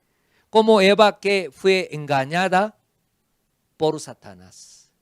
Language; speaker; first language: Spanish; non-native, fluent; Korean